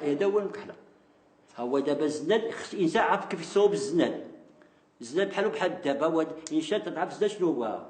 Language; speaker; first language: Arabic; native; Arabic